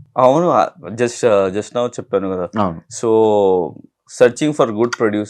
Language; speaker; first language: Telugu; non-native, learner; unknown